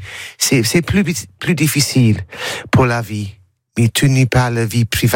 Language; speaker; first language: French; non-native, learner; English